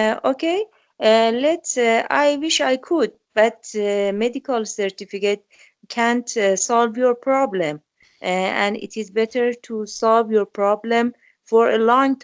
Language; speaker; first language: English; non-native, learner; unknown